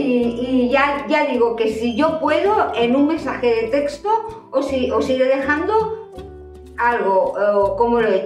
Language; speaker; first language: Spanish; native; Spanish